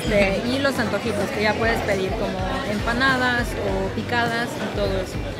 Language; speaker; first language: Spanish; native; Spanish